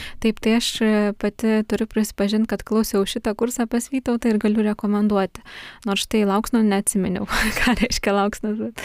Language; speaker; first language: Lithuanian; native; Lithuanian